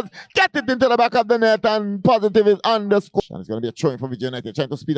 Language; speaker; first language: English; native; English